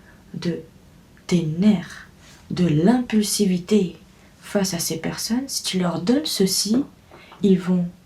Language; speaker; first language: French; native; French